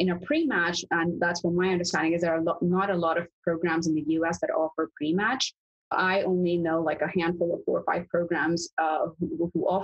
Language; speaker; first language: English; non-native, local second language; Urdu